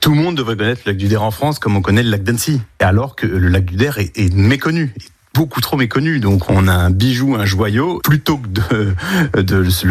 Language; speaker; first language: French; native; French